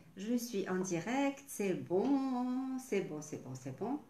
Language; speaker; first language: French; non-native, local second language; Arabic